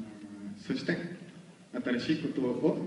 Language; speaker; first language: Japanese; non-native, learner; Spanish